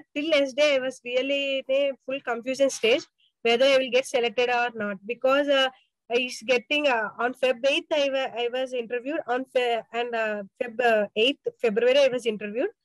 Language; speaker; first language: English; non-native, local second language; Telugu